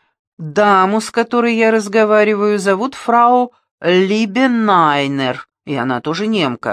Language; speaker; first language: Russian; native; Russian